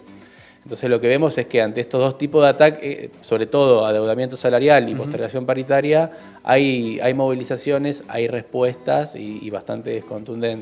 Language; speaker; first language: Spanish; native; Spanish